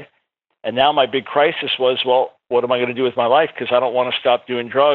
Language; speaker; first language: English; native; English